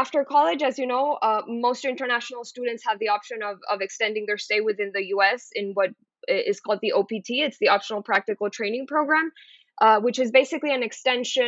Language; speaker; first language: English; non-native, fluent; Spanish